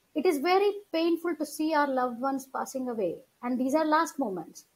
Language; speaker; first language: English; non-native, local second language; Gujarati